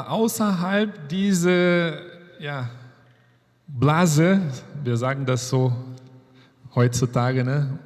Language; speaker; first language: German; non-native, fluent; Portuguese